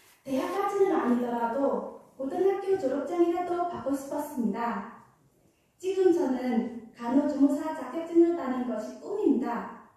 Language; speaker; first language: Korean; non-native, fluent; Khmer